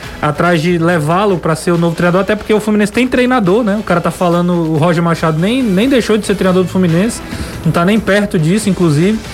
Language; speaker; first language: Portuguese; native; Portuguese